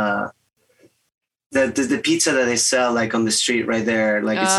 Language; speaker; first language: English; non-native, fluent; Spanish